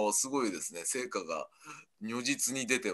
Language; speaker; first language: Japanese; native; Japanese